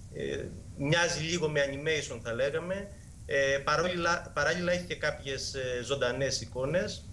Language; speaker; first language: Greek; native; Greek